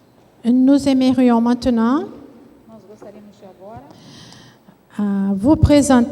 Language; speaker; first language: French; non-native, fluent; Portuguese